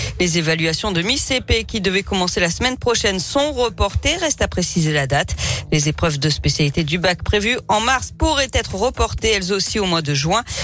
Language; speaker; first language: French; native; French